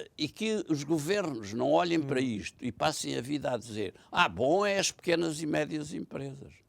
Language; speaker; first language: Portuguese; native; Portuguese